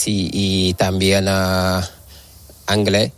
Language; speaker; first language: Spanish; non-native, learner; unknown